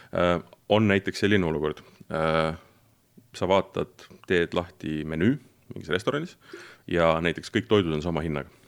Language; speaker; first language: Estonian; native; Estonian